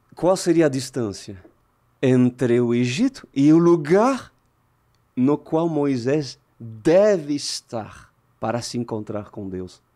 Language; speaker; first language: Portuguese; non-native, fluent; French